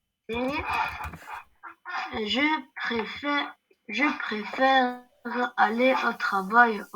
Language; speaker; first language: French; non-native, learner; Arabic